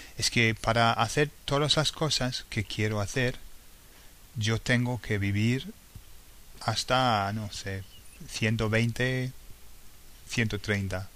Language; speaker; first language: Spanish; non-native, fluent; English